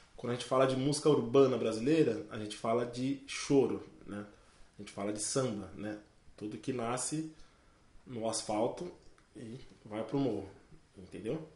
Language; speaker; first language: Portuguese; native; Portuguese